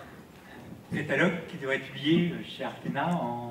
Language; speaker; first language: French; native; French